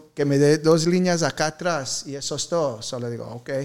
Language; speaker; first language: Spanish; early bilingual, heritage; Spanish